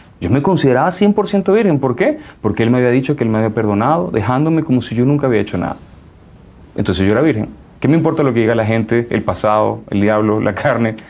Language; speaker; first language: Spanish; native; Spanish